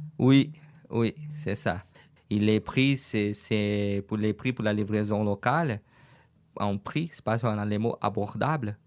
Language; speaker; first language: French; non-native, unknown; Portuguese